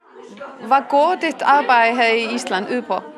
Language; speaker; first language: Danish; non-native, fluent; Icelandic